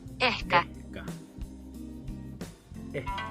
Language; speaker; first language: Finnish; non-native, learner; Filipino